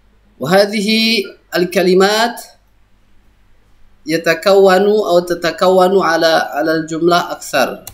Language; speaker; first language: Arabic; non-native, fluent; Indonesian